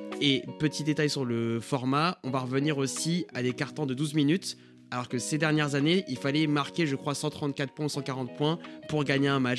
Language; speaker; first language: French; native; French